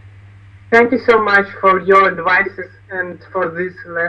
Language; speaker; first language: English; non-native, learner; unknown